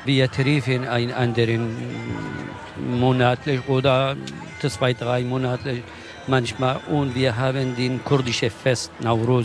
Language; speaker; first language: German; non-native, learner; Kurdish